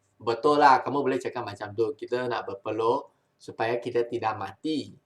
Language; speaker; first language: Malay; non-native, local second language; Chinese